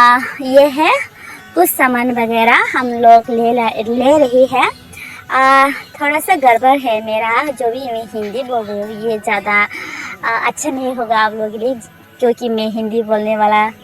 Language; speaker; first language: Hindi; non-native, local second language; Bodo